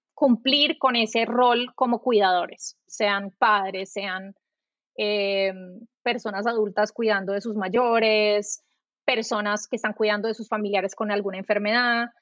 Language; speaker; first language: Spanish; native; Spanish